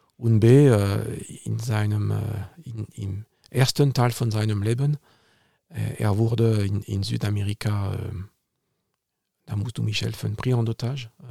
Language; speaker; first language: German; non-native, fluent; French